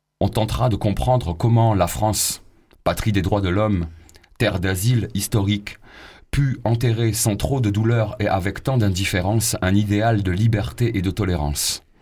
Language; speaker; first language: French; native; French